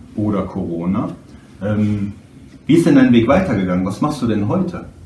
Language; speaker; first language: German; native; German